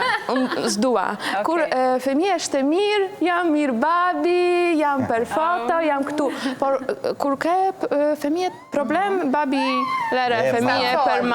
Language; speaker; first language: Albanian; non-native, learner; Polish